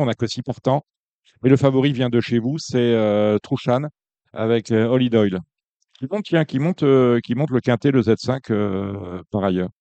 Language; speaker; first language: French; native; French